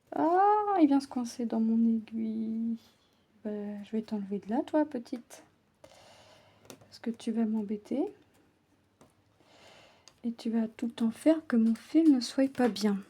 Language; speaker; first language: French; native; French